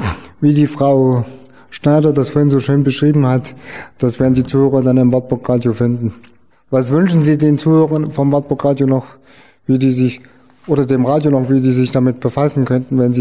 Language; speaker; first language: German; native; German